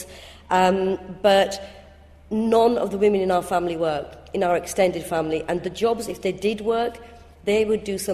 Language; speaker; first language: English; early bilingual, other home language; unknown